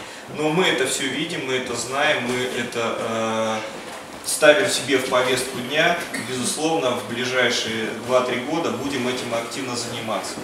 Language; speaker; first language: Russian; native; Russian